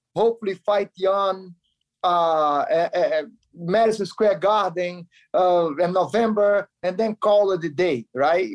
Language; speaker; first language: English; non-native, learner; Kyrgyz